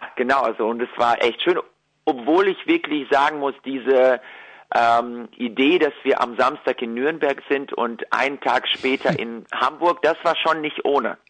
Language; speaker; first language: German; early bilingual, other home language; Russian